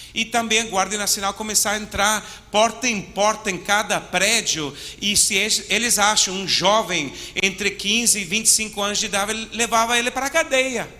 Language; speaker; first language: Portuguese; non-native, fluent; English